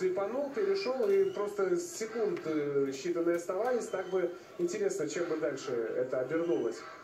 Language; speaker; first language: Russian; native; Russian